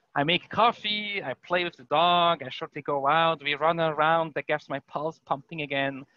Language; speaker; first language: English; non-native, fluent; German